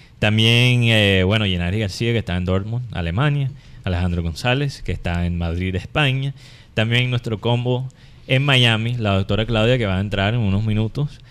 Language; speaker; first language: Spanish; non-native, fluent; English